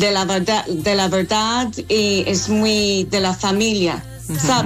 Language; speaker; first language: Spanish; non-native, fluent; English